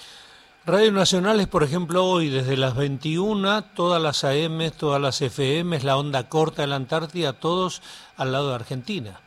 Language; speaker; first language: Spanish; native; Spanish